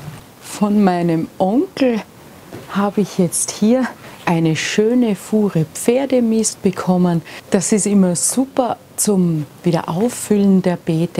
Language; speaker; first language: German; native; German